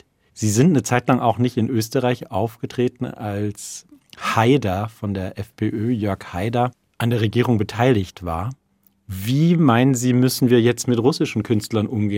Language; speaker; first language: German; native; German